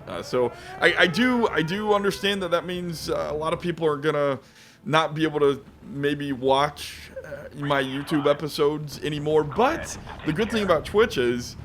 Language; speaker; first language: English; native; English